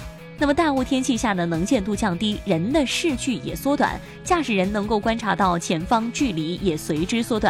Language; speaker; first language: Chinese; native; Chinese